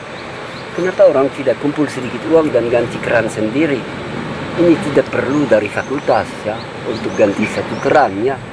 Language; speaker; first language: Indonesian; non-native, fluent; French